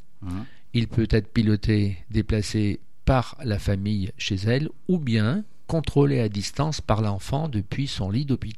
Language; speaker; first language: French; native; French